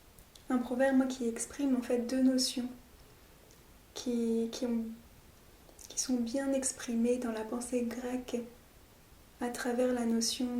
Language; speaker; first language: French; native; French